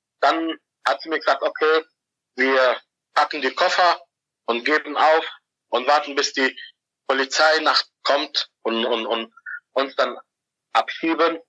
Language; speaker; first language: German; non-native, fluent; Arabic